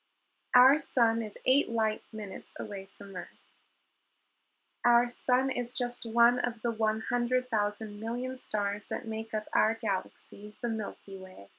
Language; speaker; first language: English; native; English